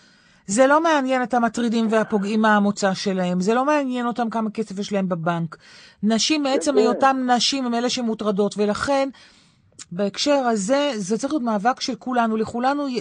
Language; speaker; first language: Hebrew; native; Hebrew